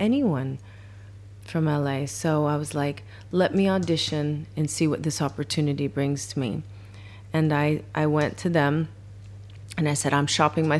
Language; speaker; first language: English; native; English